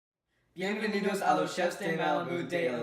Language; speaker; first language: Spanish; non-native, learner; English